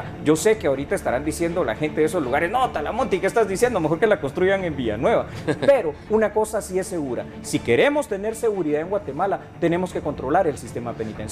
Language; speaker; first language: Spanish; native; Spanish